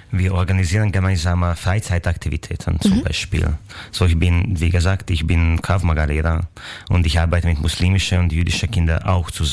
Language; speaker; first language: German; non-native, fluent; Hungarian